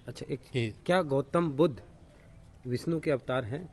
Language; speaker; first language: Hindi; native; Hindi